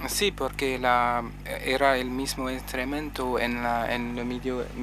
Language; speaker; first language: Spanish; non-native, learner; French